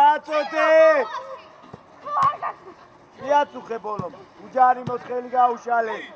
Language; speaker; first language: Georgian; native; Georgian